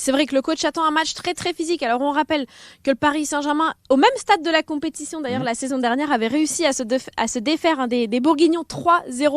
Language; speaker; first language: French; native; French